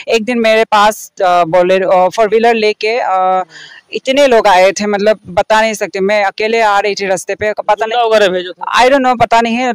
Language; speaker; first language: Hindi; non-native, local second language; Assamese